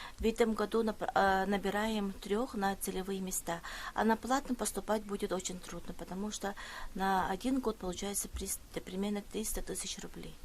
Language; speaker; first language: Russian; non-native, local second language; Yakut